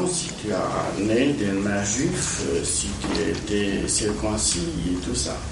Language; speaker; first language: French; non-native, fluent; Romanian